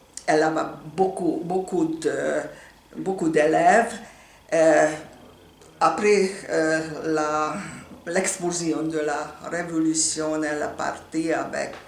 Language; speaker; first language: French; non-native, fluent; Hungarian